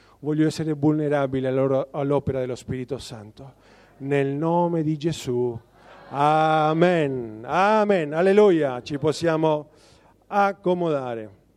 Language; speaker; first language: Italian; non-native, fluent; Spanish